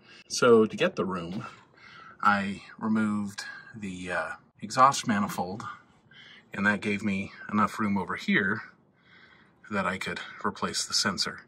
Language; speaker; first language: English; native; English